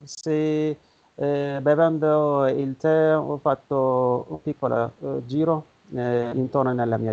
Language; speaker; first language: Italian; non-native, learner; Turkish